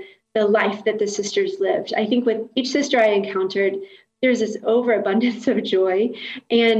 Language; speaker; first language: English; native; English